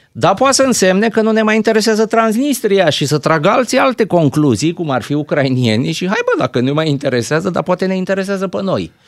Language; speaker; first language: Romanian; native; Romanian